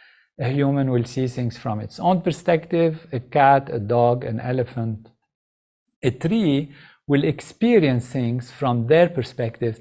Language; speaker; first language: English; non-native, fluent; Arabic